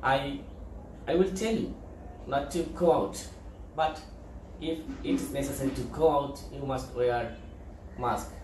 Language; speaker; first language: English; non-native, local second language; Bangla